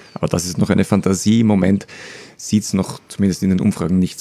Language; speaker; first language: German; native; German